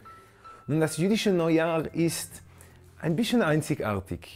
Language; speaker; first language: German; non-native, fluent; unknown